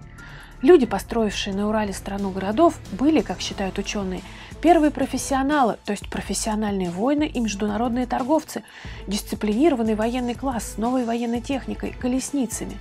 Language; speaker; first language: Russian; native; Russian